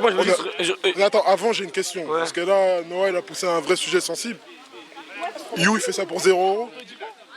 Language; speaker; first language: French; native; French